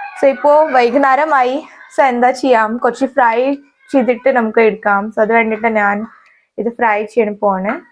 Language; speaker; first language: Malayalam; non-native, learner; Hindi